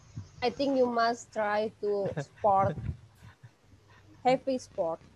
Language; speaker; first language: English; non-native, learner; Indonesian